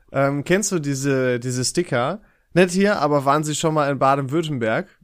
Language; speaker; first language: German; native; German